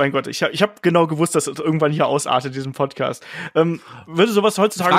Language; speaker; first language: German; native; German